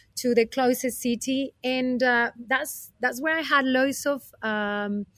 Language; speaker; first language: English; non-native, fluent; Spanish